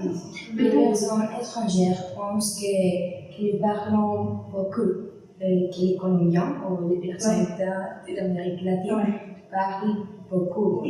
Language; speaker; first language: French; non-native, learner; Spanish